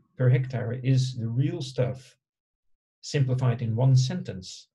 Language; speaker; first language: English; non-native, fluent; Dutch